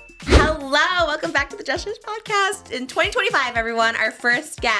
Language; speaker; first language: English; native; English